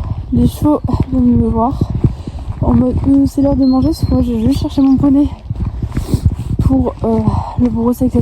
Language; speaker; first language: French; native; French